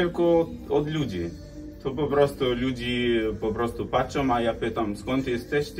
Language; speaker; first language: Polish; non-native, learner; Arabic